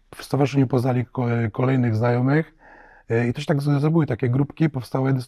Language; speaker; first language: Polish; native; Polish